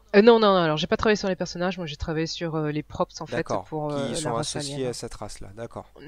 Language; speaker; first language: French; native; French